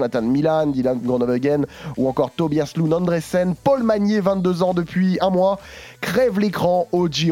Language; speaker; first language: French; native; French